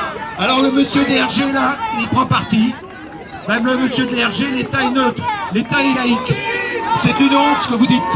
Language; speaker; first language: French; native; French